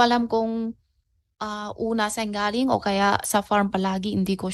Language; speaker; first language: Filipino; non-native, learner; Chinese